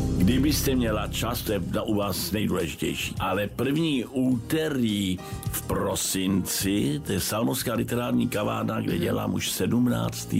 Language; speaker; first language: Czech; native; Czech